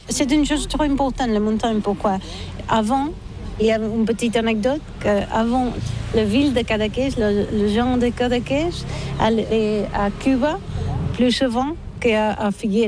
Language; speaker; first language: French; non-native, learner; Catalan